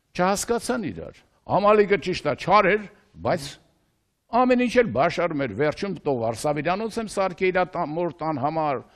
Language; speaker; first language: Armenian; native; Armenian